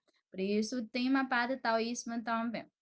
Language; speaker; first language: Portuguese; non-native, fluent; Chinese